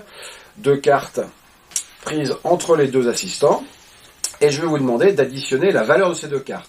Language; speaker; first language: French; native; French